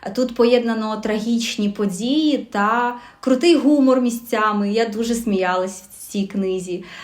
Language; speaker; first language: Ukrainian; non-native, local second language; Russian